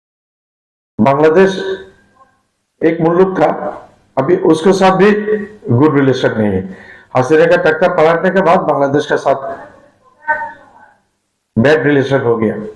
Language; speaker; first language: Hindi; non-native, fluent; Bangla